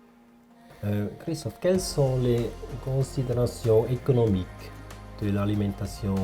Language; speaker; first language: French; non-native, local second language; German